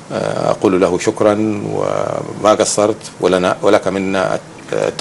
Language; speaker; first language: Arabic; native; Arabic